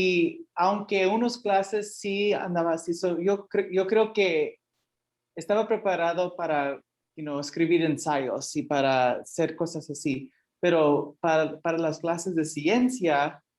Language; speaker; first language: Spanish; early bilingual, heritage; Spanish